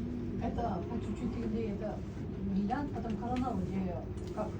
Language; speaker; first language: Russian; non-native, local second language; Kyrgyz